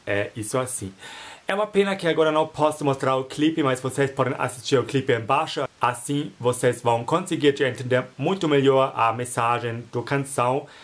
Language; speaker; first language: Portuguese; non-native, fluent; German